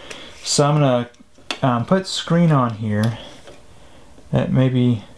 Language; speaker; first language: English; native; English